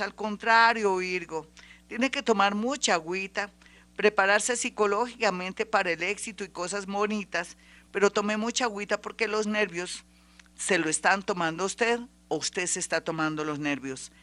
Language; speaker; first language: Spanish; native; Spanish